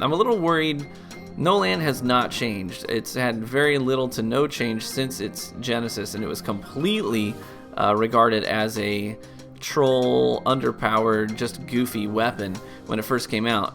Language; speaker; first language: English; native; English